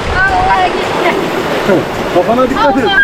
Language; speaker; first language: Turkish; non-native, fluent; Thai